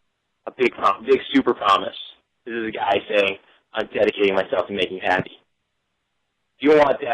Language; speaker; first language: English; native; English